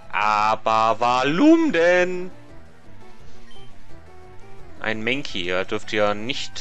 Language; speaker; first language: German; native; German